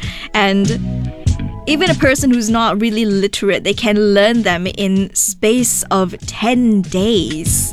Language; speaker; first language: English; non-native, local second language; Malay